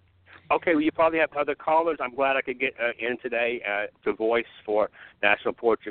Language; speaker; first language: English; native; English